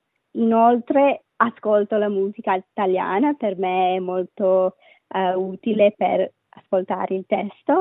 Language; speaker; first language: Italian; non-native, learner; Sinhala